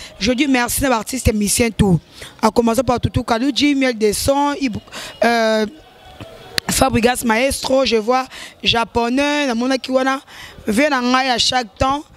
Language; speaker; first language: French; non-native, local second language; Lingala